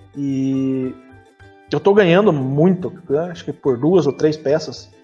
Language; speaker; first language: Portuguese; native; Portuguese